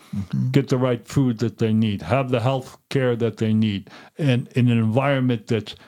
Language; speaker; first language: English; native; English